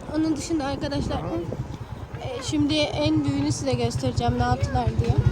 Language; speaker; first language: Turkish; native; Turkish